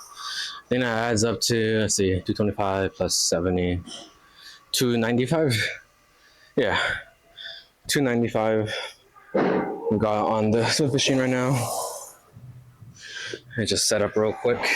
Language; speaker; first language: English; native; English